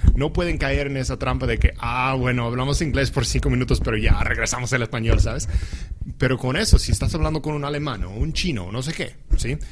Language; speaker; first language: Spanish; non-native, fluent; English